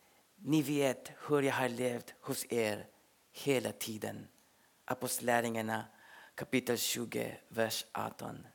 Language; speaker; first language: Swedish; non-native, fluent; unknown